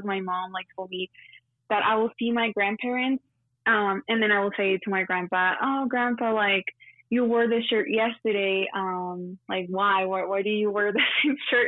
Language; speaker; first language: English; non-native, fluent; Spanish